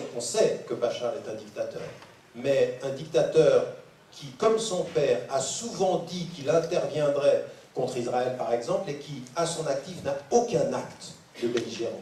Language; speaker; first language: French; native; French